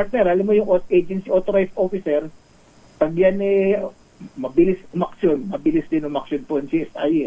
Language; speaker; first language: Filipino; native; Filipino